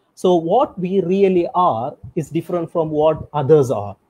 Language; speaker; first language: English; non-native, local second language; Tamil